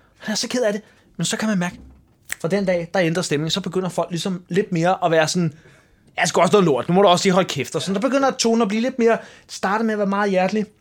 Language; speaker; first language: Danish; early bilingual, other home language; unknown